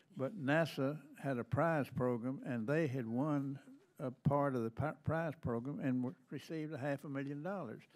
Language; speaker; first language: English; native; English